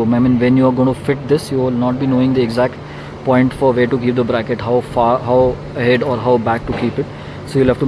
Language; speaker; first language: English; non-native, local second language; Hindi